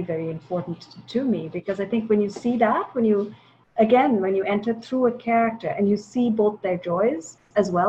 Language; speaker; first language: English; non-native, local second language; Tamil